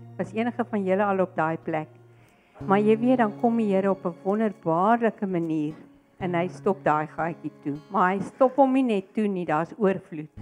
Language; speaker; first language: Afrikaans; native; Afrikaans